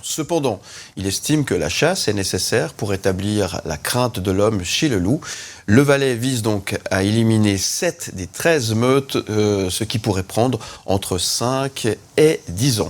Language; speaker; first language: French; native; French